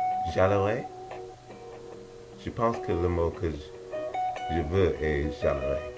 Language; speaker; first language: French; non-native, learner; English